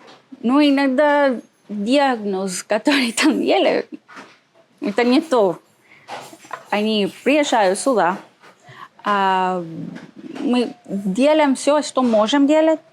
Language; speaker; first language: Russian; non-native, learner; Spanish